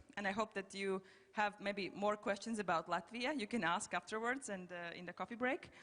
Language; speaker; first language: English; non-native, fluent; Latvian